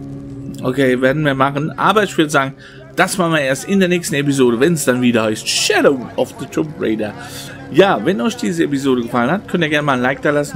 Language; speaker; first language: German; native; German